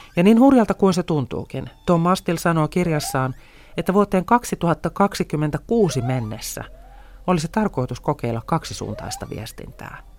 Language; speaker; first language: Finnish; native; Finnish